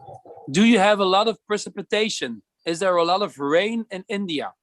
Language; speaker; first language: English; non-native, fluent; Dutch